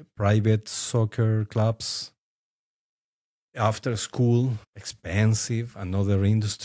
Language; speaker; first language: English; non-native, fluent; Spanish